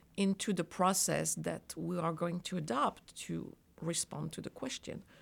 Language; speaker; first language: English; non-native, fluent; French